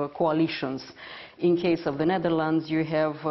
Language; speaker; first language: English; non-native, fluent; Romanian